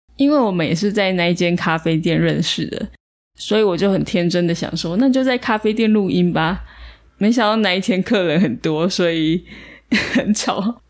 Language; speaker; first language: Chinese; native; Chinese